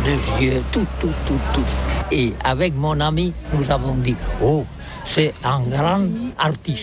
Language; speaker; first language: French; non-native, learner; Catalan